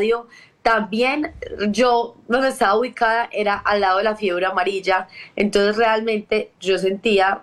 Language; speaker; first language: Spanish; native; Spanish